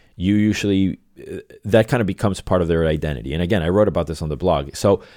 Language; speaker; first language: English; non-native, fluent; Spanish